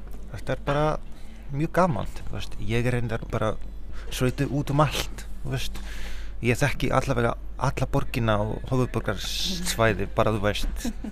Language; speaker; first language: Icelandic; non-native, fluent; Polish